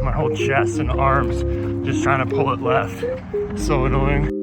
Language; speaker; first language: English; native; English